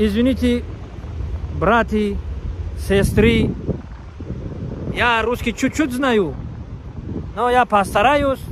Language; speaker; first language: Russian; non-native, learner; Tajik